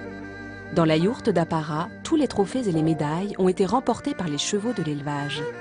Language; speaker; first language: French; native; French